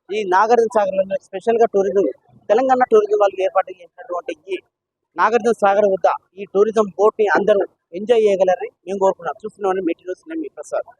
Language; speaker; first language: Telugu; native; Telugu